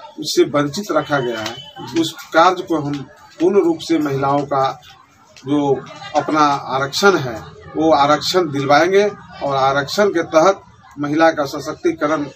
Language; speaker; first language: Hindi; native; Hindi